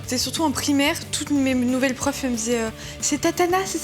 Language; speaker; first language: French; native; French